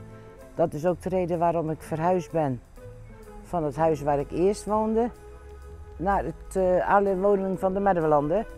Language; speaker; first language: Dutch; native; Dutch